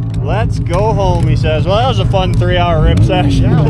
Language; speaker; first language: English; native; English